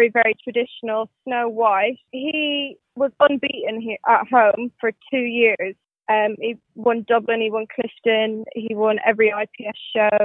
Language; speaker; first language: English; native; English